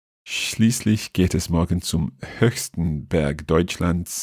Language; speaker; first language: German; non-native, fluent; English